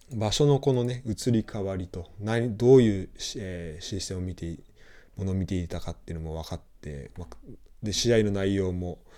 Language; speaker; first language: Japanese; native; Japanese